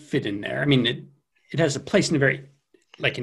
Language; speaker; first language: English; native; English